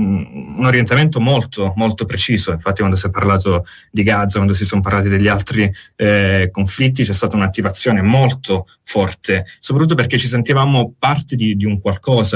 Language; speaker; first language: Italian; native; Italian